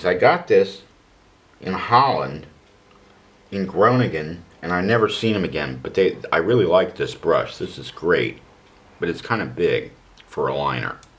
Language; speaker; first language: English; native; English